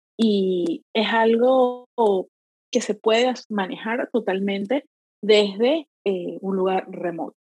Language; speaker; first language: Spanish; native; Spanish